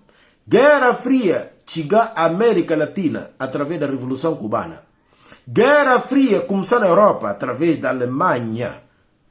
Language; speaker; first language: Portuguese; non-native, local second language; Upper Guinea Crioulo